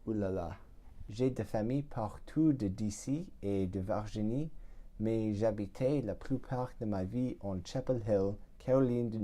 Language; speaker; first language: French; non-native, learner; English